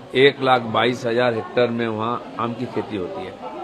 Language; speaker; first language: Hindi; non-native, local second language; Bangla